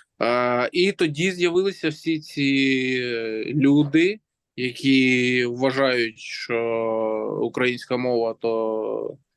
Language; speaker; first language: Ukrainian; native; Ukrainian